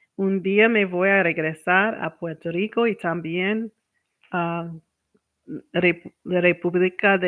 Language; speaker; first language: Spanish; non-native, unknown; English